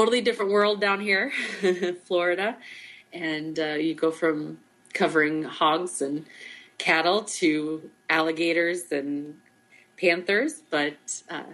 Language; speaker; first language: English; native; English